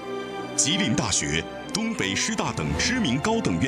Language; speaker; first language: Chinese; native; Chinese